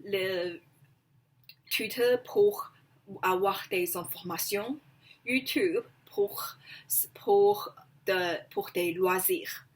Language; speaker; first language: French; non-native, learner; Chinese